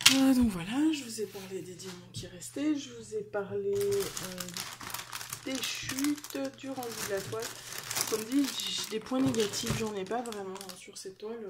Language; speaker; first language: French; native; French